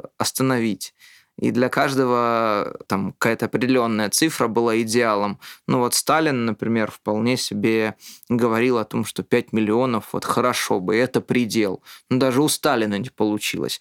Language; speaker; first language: Russian; native; Russian